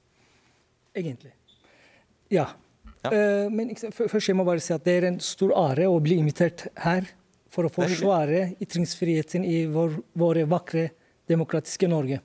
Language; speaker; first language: Norwegian; non-native, fluent; Turkish